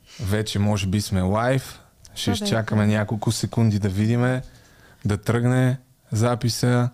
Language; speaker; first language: Bulgarian; native; Bulgarian